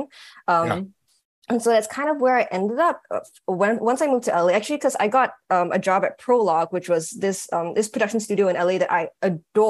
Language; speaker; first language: English; native; English